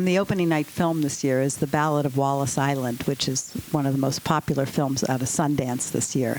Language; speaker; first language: English; native; English